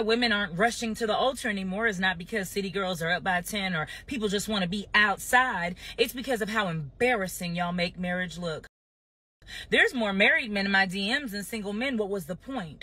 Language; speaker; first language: English; native; English